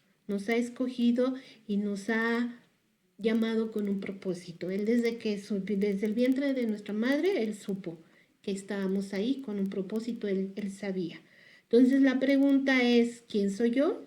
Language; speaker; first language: Spanish; native; Spanish